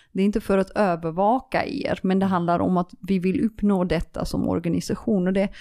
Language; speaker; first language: Swedish; non-native, fluent; Dutch